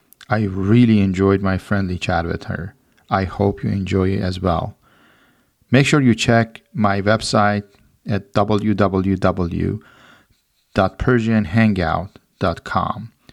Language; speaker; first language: English; non-native, fluent; Persian